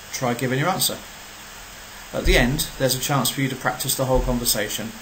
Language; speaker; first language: English; native; English